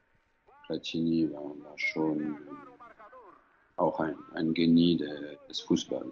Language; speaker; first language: German; non-native, fluent; French